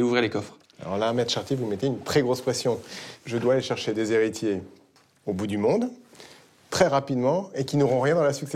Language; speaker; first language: French; native; French